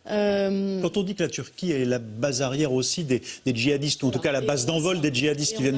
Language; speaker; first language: French; native; French